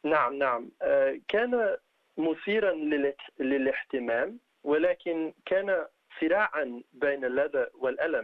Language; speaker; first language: Arabic; non-native, fluent; English